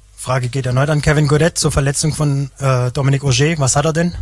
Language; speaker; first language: German; native; German